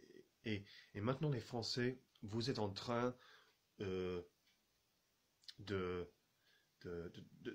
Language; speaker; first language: French; non-native, fluent; English